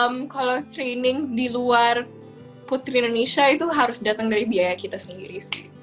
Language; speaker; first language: Indonesian; non-native, local second language; English